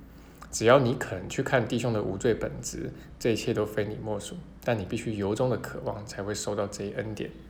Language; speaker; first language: Chinese; native; Chinese